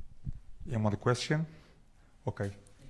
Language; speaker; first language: English; non-native, learner; Portuguese